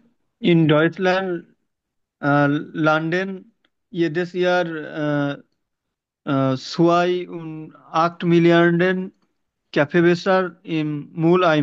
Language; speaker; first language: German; non-native, learner; Bangla